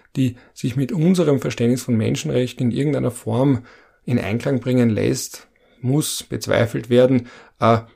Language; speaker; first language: German; native; German